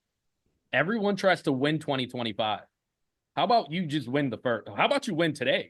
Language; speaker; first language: English; native; English